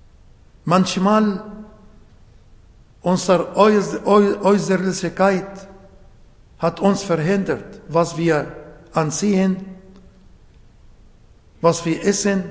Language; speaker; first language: German; non-native, fluent; Arabic